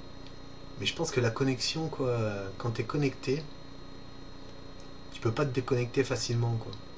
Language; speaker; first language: French; native; French